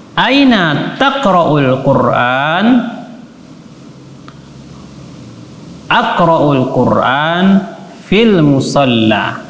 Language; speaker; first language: Arabic; non-native, fluent; Indonesian